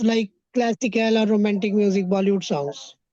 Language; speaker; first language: English; non-native, fluent; Bangla